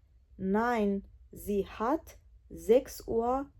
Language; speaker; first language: German; non-native, fluent; Georgian